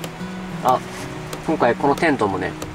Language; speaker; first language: Japanese; native; Japanese